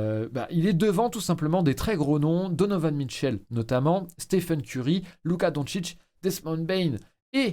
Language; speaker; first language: French; native; French